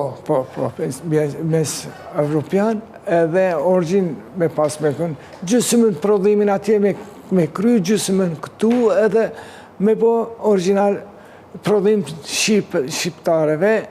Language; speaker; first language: Albanian; early bilingual, heritage; Turkish